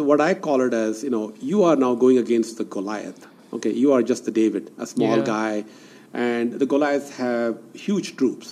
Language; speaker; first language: English; non-native, local second language; Kannada